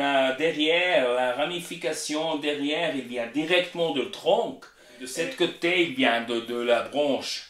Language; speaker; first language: French; non-native, learner; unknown